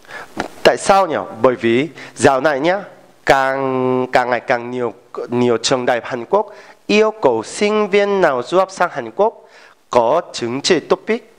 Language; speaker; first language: Vietnamese; non-native, fluent; Korean